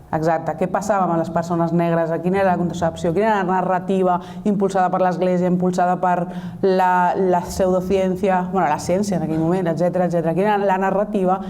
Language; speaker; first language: Catalan; non-native, local second language; Spanish